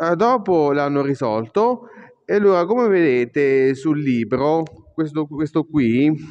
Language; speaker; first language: Italian; native; Italian